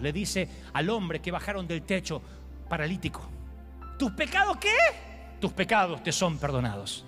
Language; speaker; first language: Spanish; native; Spanish